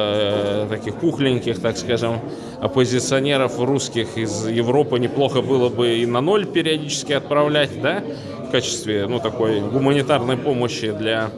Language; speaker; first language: Russian; native; Russian